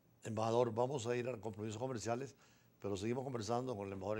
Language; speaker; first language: Spanish; native; Spanish